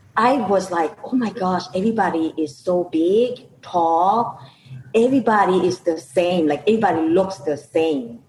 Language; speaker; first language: English; non-native, fluent; Lao